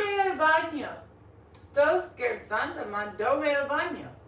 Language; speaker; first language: Italian; non-native, learner; English